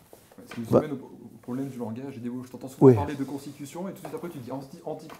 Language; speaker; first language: French; native; French